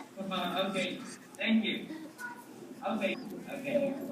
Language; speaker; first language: English; non-native, fluent; Spanish